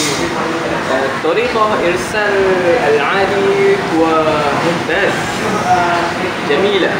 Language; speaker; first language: Arabic; non-native, learner; Malay